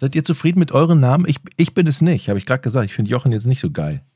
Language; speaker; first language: German; native; German